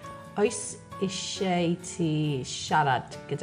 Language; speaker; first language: Welsh; non-native, learner; English